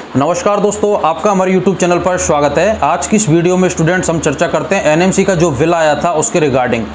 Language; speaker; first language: Hindi; native; Hindi